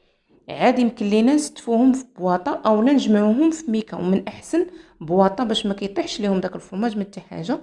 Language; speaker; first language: Arabic; native; Arabic